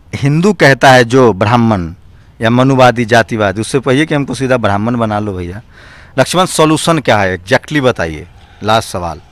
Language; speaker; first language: Hindi; native; Hindi